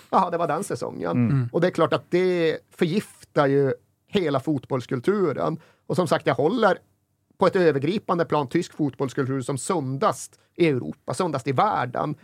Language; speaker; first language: Swedish; native; Swedish